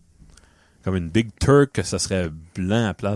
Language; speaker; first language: French; native; French